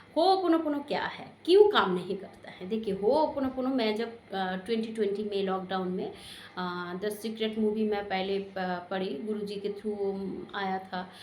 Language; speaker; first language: Hindi; non-native, local second language; Bangla